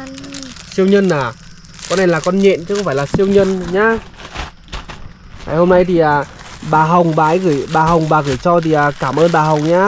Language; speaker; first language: Vietnamese; native; Vietnamese